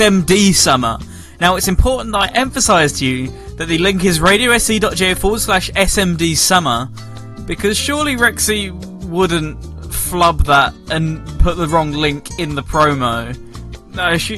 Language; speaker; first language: English; native; English